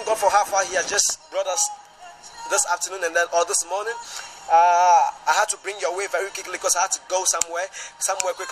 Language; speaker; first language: English; non-native, local second language; Akan